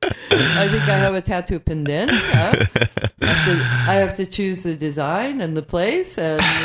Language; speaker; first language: English; native; English